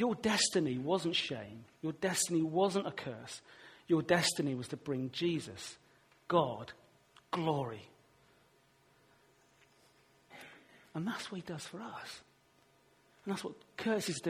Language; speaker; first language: English; native; English